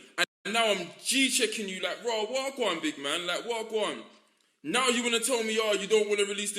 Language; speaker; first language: English; native; English